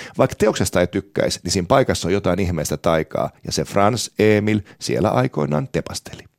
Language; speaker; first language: Finnish; native; Finnish